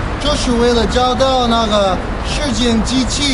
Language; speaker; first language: Chinese; non-native, learner; English